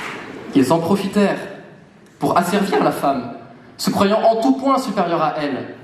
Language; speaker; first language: French; native; French